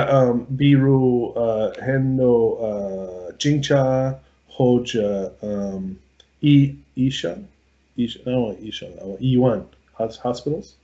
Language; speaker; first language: Chinese; non-native, learner; English